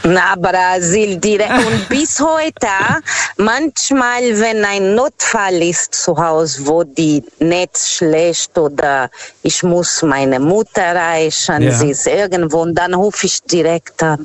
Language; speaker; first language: German; non-native, fluent; Portuguese